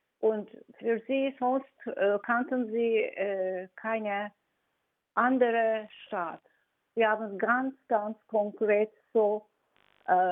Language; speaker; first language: German; non-native, fluent; Turkish